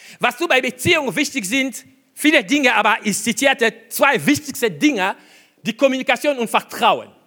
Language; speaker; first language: German; non-native, fluent; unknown